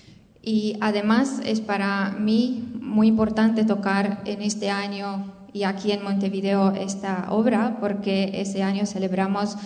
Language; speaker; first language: Spanish; non-native, fluent; Romanian